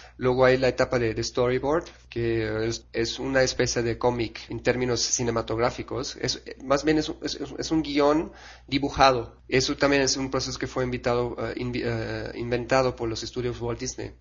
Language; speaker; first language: Spanish; non-native, fluent; German